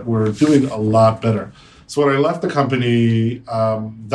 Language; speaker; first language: English; native; English